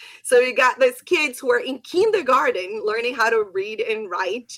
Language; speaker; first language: English; non-native, fluent; Portuguese